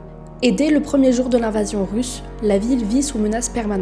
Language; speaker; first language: French; native; French